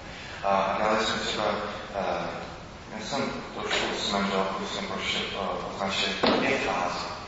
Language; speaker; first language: Czech; non-native, fluent; English